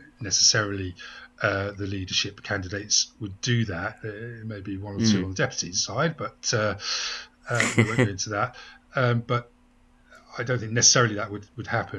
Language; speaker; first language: English; native; English